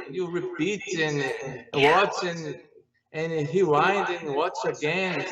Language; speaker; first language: English; non-native, learner; Portuguese